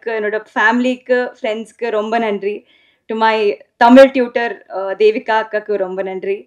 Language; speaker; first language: Tamil; non-native, learner; Telugu